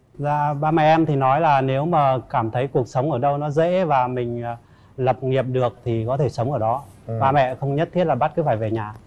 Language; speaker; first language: Vietnamese; non-native, local second language; Muong